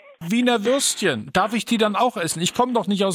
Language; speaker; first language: German; native; German